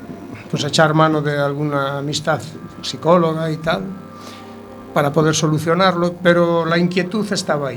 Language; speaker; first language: Spanish; native; Spanish